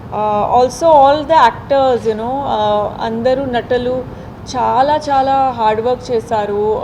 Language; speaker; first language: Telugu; non-native, fluent; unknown